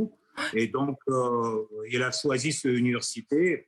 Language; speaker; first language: French; non-native, fluent; Russian